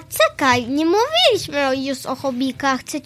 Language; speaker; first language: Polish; early bilingual, heritage; Polish